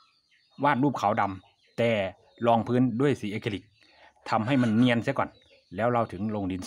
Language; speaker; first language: Thai; native; Thai